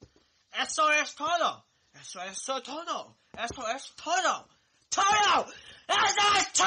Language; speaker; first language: Spanish; non-native, learner; English